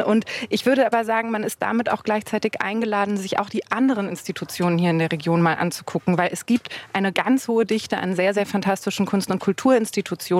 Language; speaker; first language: German; native; German